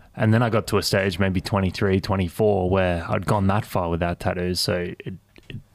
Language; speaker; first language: English; native; English